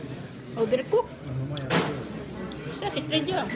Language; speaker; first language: French; non-native, learner; Filipino